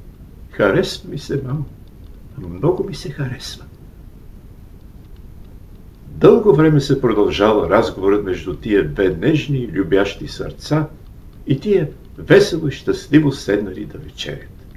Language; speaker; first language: Bulgarian; native; Bulgarian